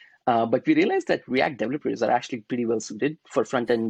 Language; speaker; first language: English; non-native, local second language; Hindi